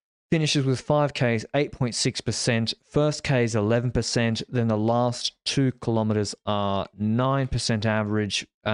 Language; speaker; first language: English; native; English